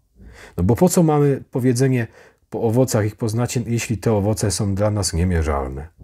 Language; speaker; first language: Polish; native; Polish